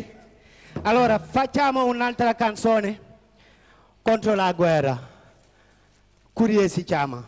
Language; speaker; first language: Italian; non-native, fluent; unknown